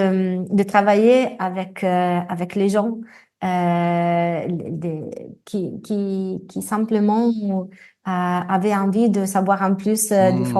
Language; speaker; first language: French; non-native, fluent; Italian